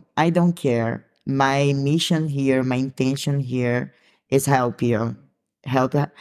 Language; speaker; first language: English; non-native, learner; Portuguese